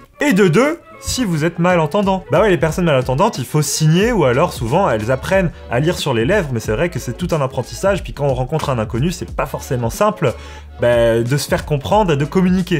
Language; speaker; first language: French; native; French